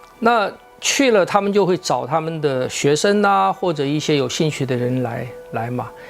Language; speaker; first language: Chinese; native; Chinese